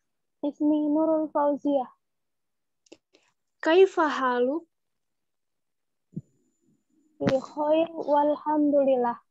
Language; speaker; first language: Arabic; non-native, learner; Indonesian